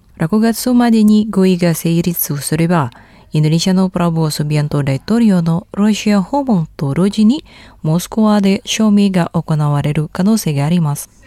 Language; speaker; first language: Japanese; non-native, fluent; Indonesian